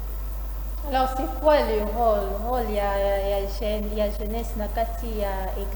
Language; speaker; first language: French; non-native, local second language; Lingala